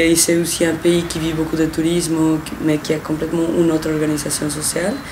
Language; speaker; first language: French; non-native, fluent; Spanish